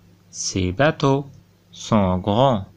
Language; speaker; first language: French; non-native, fluent; Arabic